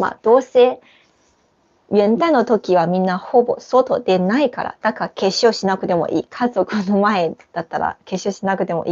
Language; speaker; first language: Japanese; non-native, fluent; Chinese